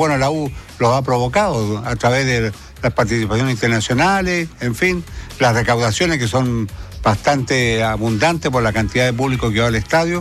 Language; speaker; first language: Spanish; native; Spanish